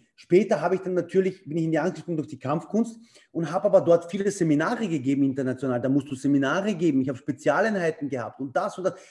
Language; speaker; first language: German; early bilingual, other home language; Bulgarian